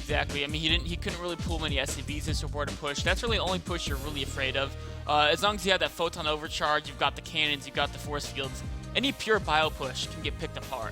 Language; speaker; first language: English; native; English